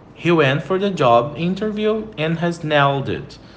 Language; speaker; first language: English; non-native, fluent; Portuguese